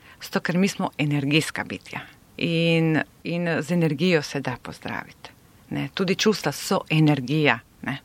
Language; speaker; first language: Slovenian; non-native, local second language; Serbian